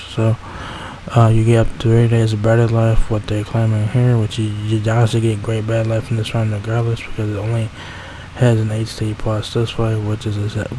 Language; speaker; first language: English; native; English